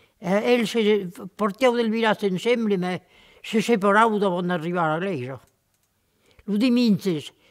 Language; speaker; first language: Occitan; native; Occitan